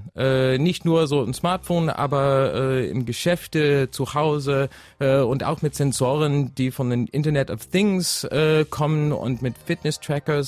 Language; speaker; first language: German; non-native, fluent; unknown